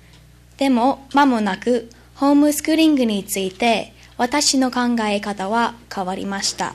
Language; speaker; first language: Japanese; non-native, learner; English